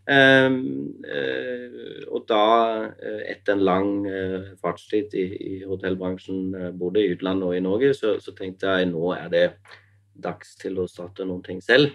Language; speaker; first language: Norwegian; non-native, fluent; German